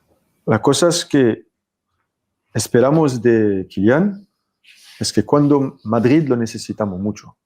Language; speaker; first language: Spanish; non-native, fluent; French